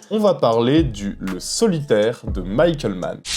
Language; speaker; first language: French; native; French